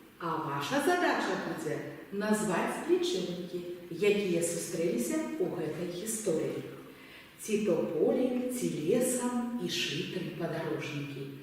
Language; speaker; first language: Belarusian; native; Belarusian